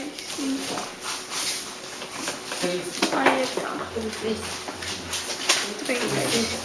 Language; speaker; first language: Spanish; non-native, learner; Korean